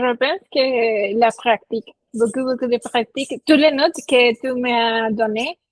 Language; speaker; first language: French; non-native, fluent; Spanish